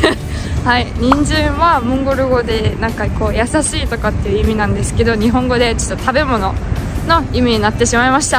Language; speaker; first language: Japanese; non-native, fluent; Mongolian